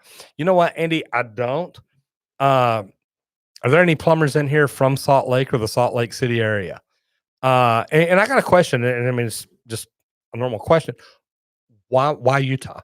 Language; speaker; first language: English; native; English